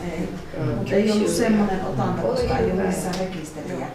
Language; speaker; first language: Finnish; native; Finnish